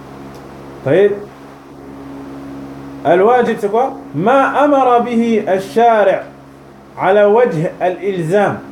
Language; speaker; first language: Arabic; non-native, fluent; French